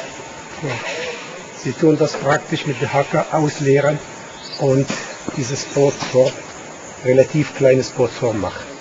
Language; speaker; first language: German; non-native, fluent; Arabic